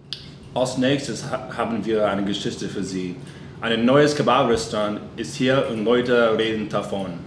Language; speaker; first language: German; non-native, learner; English